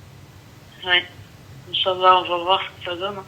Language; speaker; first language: French; early bilingual, other home language; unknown